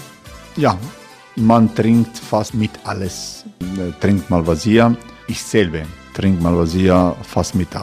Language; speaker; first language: German; non-native, learner; Croatian